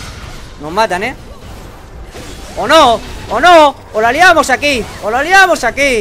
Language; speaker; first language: Spanish; native; Spanish